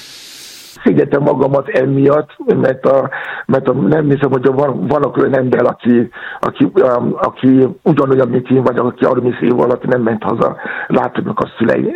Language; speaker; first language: Hungarian; non-native, fluent; Yoruba